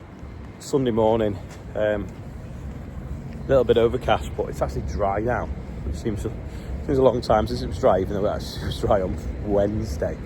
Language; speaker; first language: English; native; English